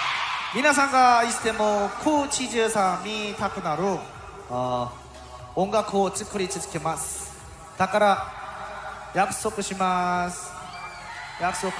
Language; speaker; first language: Japanese; non-native, learner; Korean